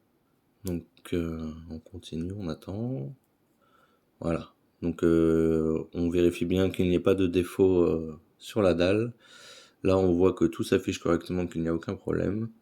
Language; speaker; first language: French; native; French